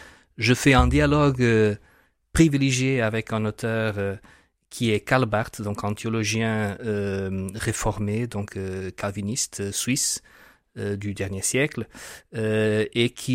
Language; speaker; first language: French; non-native, fluent; Portuguese